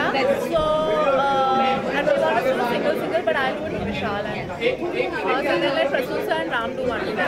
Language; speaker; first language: English; non-native, local second language; Hindi